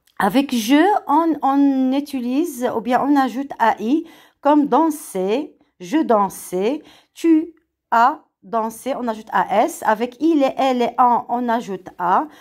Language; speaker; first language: French; non-native, local second language; Arabic